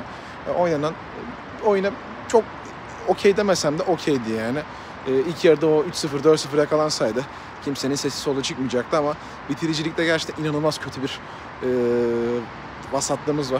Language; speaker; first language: Turkish; native; Turkish